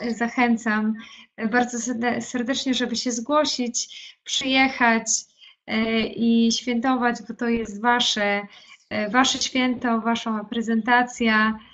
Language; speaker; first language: Polish; native; Polish